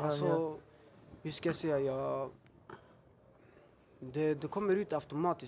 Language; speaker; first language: Swedish; early bilingual, other home language; Albanian